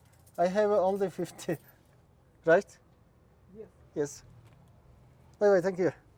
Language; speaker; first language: English; non-native, learner; Mongolian